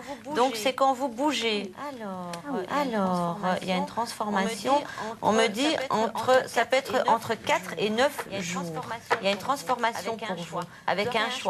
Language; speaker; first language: French; native; French